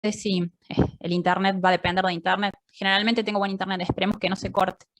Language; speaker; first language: Spanish; native; Spanish